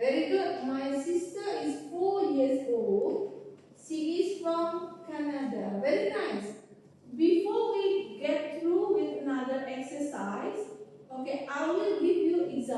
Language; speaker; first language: English; non-native, fluent; Indonesian